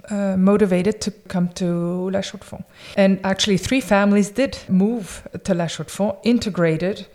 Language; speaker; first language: English; early bilingual, other home language; French